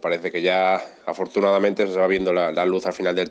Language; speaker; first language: Spanish; native; Spanish